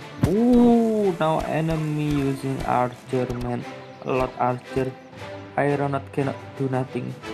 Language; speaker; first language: English; non-native, learner; Indonesian